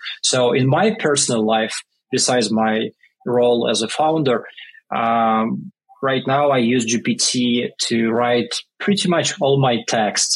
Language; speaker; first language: English; non-native, fluent; Russian